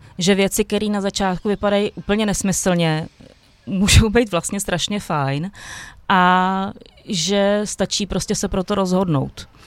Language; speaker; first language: Czech; native; Czech